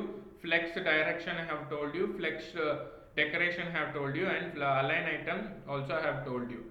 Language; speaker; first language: English; non-native, local second language; Kannada